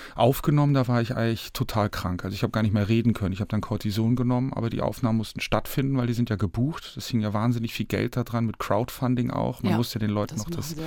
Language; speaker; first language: German; native; German